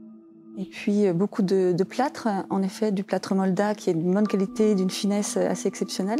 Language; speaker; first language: French; native; French